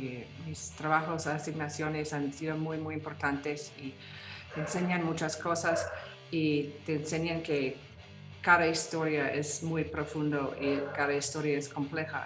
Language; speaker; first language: Spanish; non-native, fluent; English